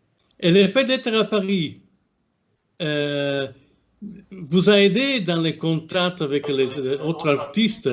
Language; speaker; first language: French; non-native, fluent; Italian